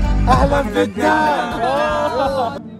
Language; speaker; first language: English; non-native, learner; Arabic